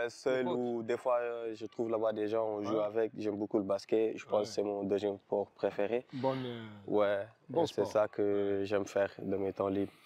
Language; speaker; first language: French; non-native, local second language; Wolof